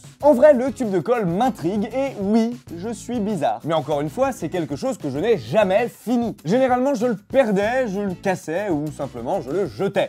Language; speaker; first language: French; native; French